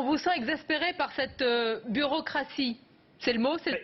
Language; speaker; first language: French; native; French